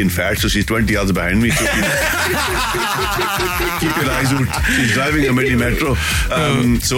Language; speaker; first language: English; native; English